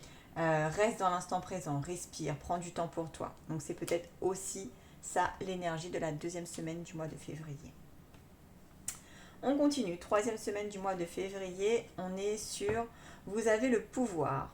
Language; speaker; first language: French; native; French